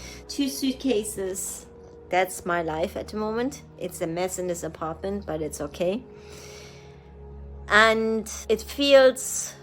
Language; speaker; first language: English; non-native, fluent; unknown